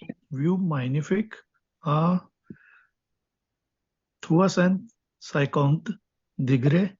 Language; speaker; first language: French; non-native, learner; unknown